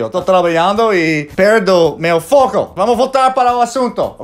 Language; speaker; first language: Portuguese; non-native, fluent; English